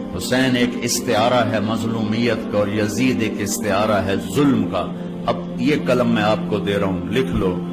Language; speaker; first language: Urdu; non-native, local second language; Punjabi